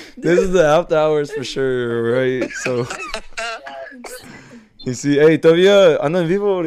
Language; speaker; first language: English; early bilingual, other home language; Spanish